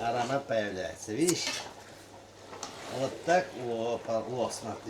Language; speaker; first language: Russian; non-native, fluent; Uzbek